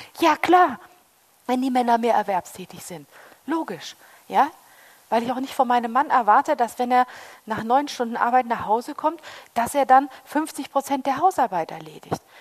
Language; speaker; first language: German; early bilingual, heritage; German